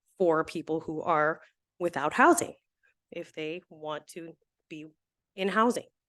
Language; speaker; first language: English; native; English